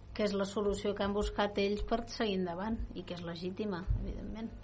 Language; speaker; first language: Catalan; native; Catalan